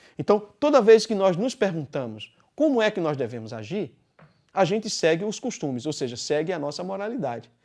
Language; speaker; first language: Portuguese; native; Portuguese